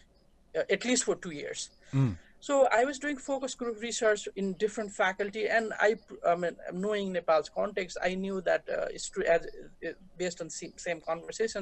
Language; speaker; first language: English; non-native, local second language; Nepali